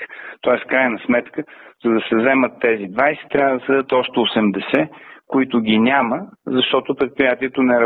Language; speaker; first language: Bulgarian; native; Bulgarian